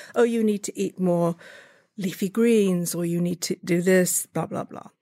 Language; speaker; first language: English; native; English